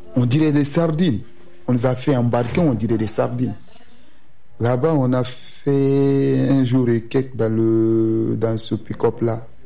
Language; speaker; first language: French; non-native, local second language; Susu